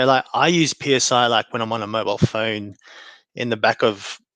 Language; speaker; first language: English; native; English